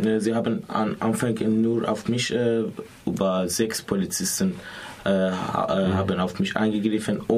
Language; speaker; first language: German; non-native, learner; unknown